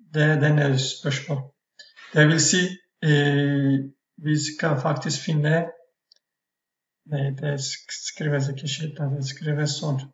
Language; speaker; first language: Norwegian; non-native, fluent; Turkish